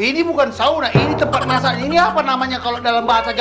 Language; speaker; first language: Indonesian; native; Indonesian